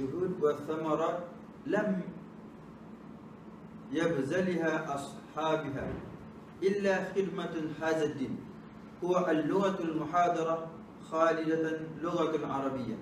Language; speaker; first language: Arabic; non-native, learner; Malay